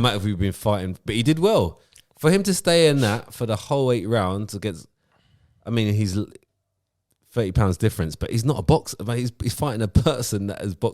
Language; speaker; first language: English; native; English